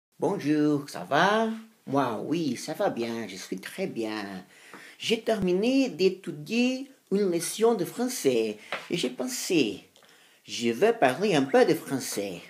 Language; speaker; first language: French; non-native, learner; Spanish